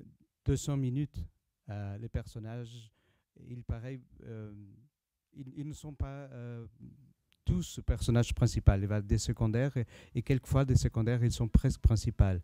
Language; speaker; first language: French; non-native, learner; Portuguese